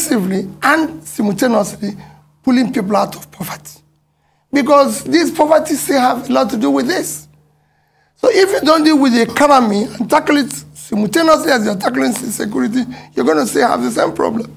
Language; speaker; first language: English; non-native, local second language; Igbo